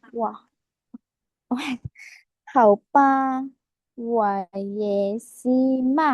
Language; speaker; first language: Chinese; non-native, learner; Lao